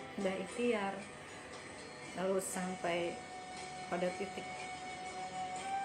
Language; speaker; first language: Indonesian; native; Indonesian